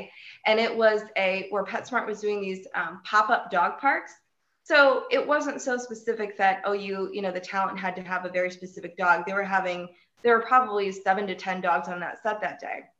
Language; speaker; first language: English; native; English